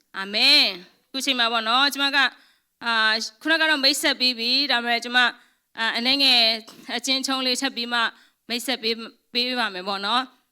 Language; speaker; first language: Burmese; non-native, local second language; Hakha Chin